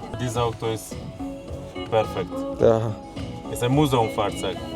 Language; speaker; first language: German; non-native, learner; Hungarian